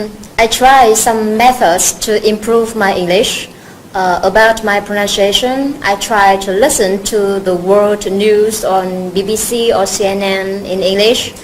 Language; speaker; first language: English; non-native, learner; Vietnamese